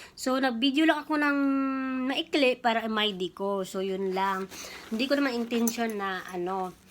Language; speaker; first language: Filipino; non-native, local second language; Cebuano